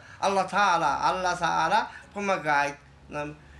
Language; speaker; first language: Russian; non-native, local second language; Kyrgyz